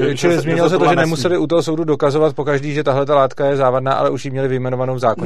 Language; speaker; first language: Czech; native; Czech